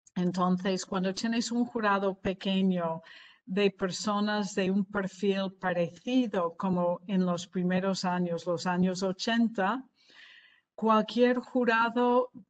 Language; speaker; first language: Spanish; non-native, fluent; English